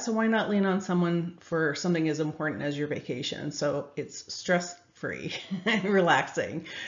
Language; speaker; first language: English; native; English